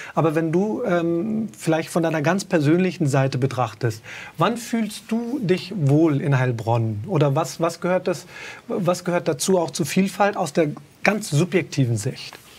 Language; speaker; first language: German; native; German